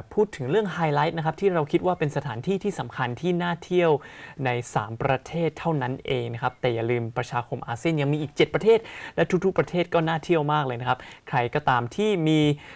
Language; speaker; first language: Thai; native; Thai